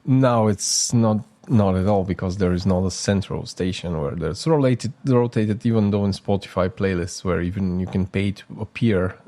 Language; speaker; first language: English; non-native, fluent; Bulgarian